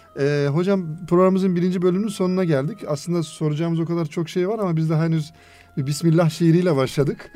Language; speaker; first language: Turkish; native; Turkish